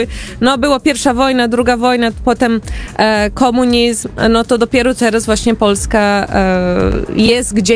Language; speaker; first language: Polish; non-native, fluent; Portuguese